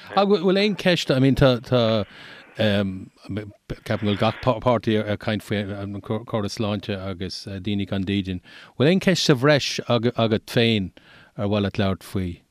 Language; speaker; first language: Irish; non-native, local second language; English